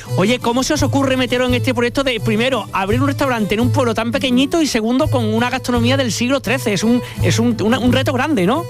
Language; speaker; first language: Spanish; native; Spanish